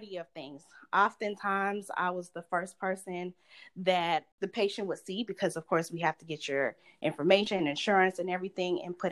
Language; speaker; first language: English; native; English